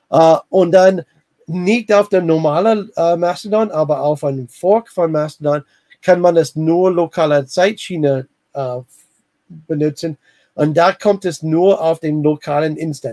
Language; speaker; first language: German; non-native, learner; English